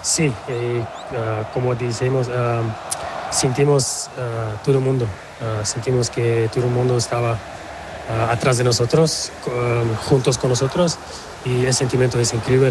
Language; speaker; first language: Spanish; non-native, learner; Portuguese